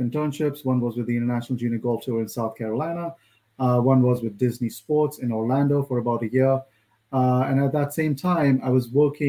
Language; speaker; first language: English; non-native, local second language; Hindi